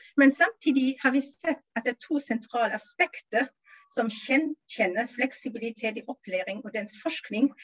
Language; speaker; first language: Norwegian; non-native, fluent; German